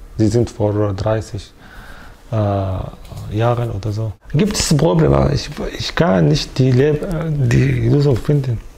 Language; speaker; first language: German; non-native, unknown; Arabic